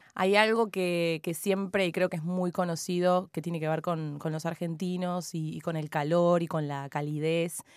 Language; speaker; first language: Spanish; native; Spanish